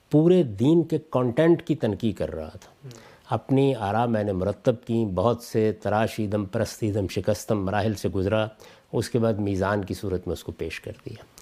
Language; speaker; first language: Urdu; non-native, local second language; Punjabi